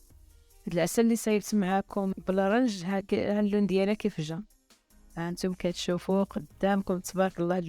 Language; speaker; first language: Arabic; native; Arabic